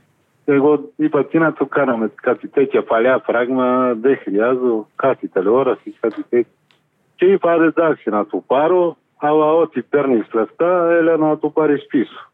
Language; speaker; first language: Greek; non-native, learner; Bulgarian